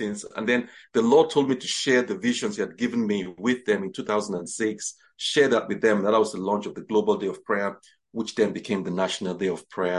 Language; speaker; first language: English; non-native, local second language; Yoruba